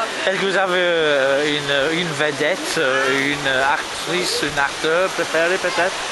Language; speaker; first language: French; non-native, fluent; English